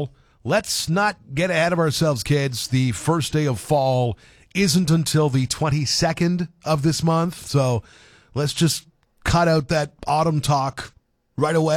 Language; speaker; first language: English; native; English